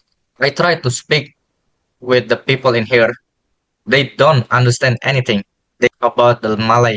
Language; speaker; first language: English; non-native, learner; Indonesian